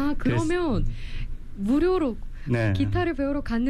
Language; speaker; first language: Korean; native; Korean